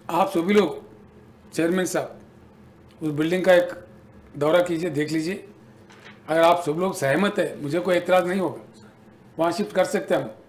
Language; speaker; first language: Hindi; native; Hindi